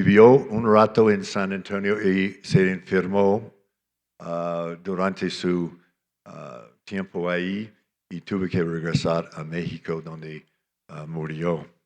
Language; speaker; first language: Spanish; non-native, fluent; English